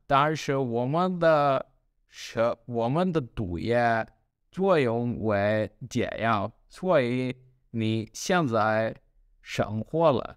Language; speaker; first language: Chinese; non-native, learner; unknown